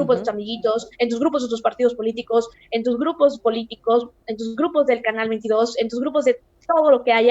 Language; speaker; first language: Spanish; native; Spanish